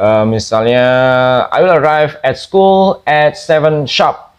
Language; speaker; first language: English; non-native, fluent; Indonesian